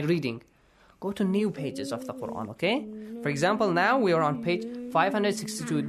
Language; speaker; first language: English; non-native, fluent; Persian